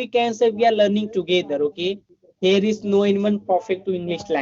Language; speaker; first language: English; non-native, learner; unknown